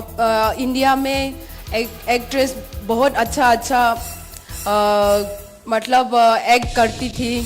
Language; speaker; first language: Hindi; non-native, local second language; Manipuri